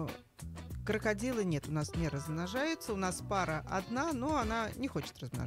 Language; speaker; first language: Russian; native; Russian